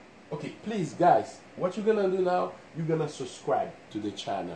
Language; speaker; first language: English; non-native, fluent; Haitian Creole